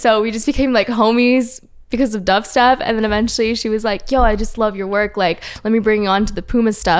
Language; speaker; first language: English; early bilingual, other home language; French